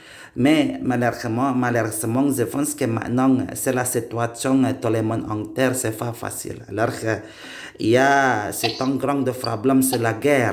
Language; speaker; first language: French; non-native, learner; Indonesian